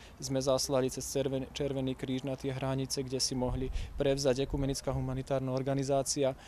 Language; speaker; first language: Slovak; native; Slovak